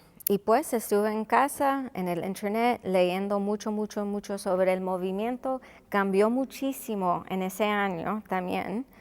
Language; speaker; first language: Spanish; non-native, local second language; English